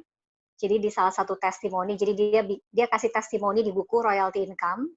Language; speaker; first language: Indonesian; native; Indonesian